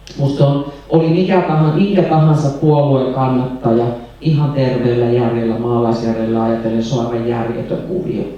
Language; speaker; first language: Finnish; native; Finnish